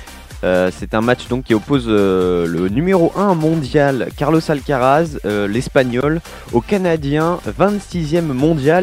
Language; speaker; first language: French; native; French